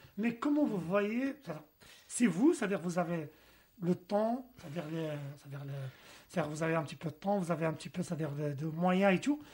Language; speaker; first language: French; non-native, local second language; Arabic